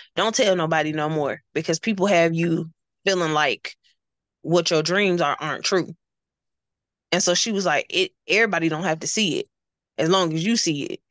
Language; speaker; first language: English; native; English